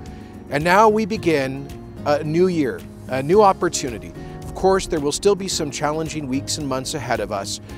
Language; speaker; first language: English; native; English